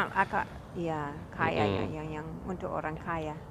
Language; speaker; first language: Indonesian; non-native, fluent; English